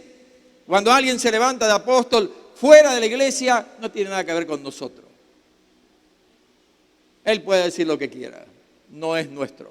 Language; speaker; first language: Spanish; native; Spanish